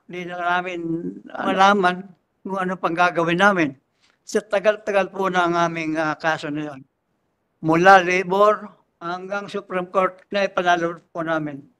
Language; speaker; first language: Filipino; native; Filipino